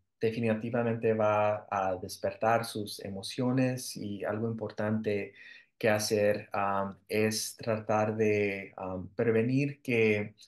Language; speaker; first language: Spanish; early bilingual, heritage; Spanish